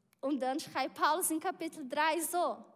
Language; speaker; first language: German; non-native, learner; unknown